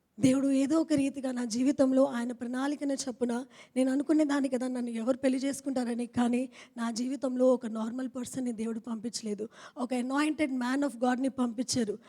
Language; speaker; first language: Telugu; non-native, fluent; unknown